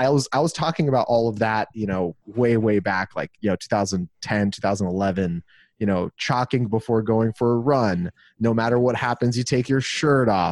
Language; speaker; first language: English; native; English